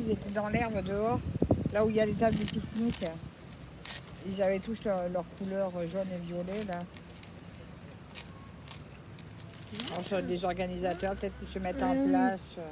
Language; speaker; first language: French; native; French